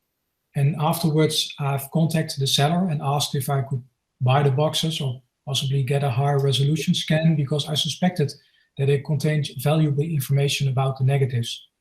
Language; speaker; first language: English; non-native, fluent; Dutch